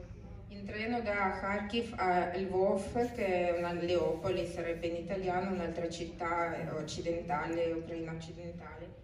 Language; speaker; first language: Italian; early bilingual, other home language; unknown